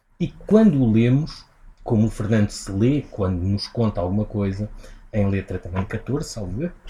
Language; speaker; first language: Portuguese; native; Portuguese